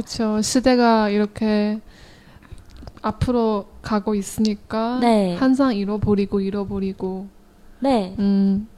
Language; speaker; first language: Korean; non-native, fluent; Chinese